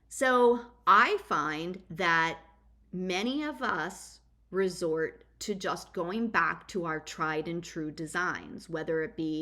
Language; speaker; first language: English; native; English